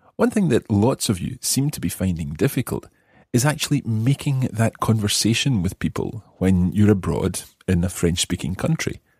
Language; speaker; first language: English; native; English